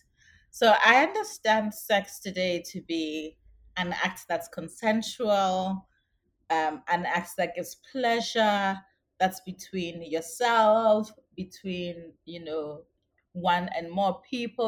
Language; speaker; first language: English; non-native, local second language; Akan